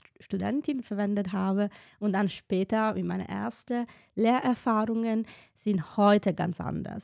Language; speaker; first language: German; non-native, fluent; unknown